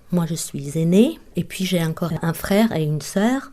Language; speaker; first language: French; non-native, fluent; Czech